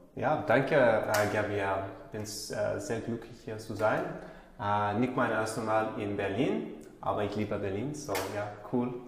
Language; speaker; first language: German; non-native, learner; English